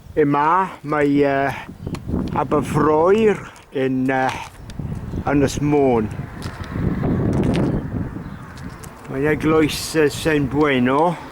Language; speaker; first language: Welsh; non-native, learner; English